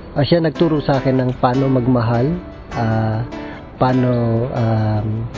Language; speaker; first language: English; non-native, local second language; Filipino